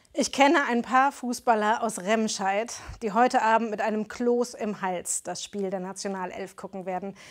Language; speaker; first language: German; native; German